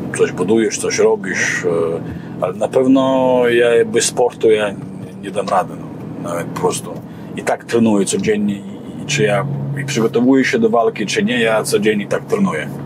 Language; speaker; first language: Polish; non-native, fluent; Chechen